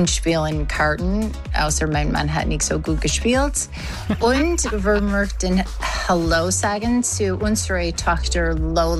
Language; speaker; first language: German; non-native, learner; English